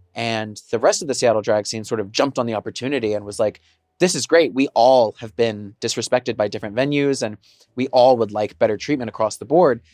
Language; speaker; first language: English; native; English